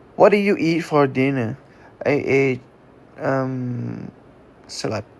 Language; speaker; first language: English; non-native, learner; Thai